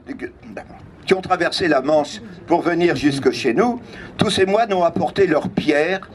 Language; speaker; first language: French; native; French